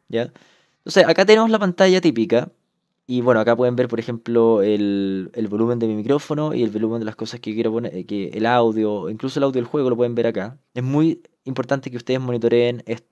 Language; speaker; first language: Spanish; native; Spanish